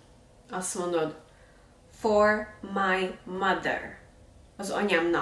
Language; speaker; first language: Hungarian; early bilingual, heritage; Hungarian